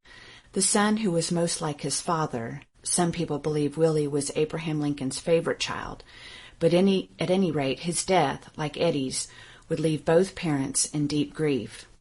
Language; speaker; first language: English; native; English